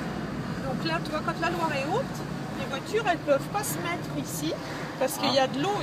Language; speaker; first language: French; native; French